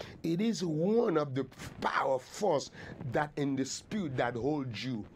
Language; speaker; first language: English; non-native, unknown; Haitian Creole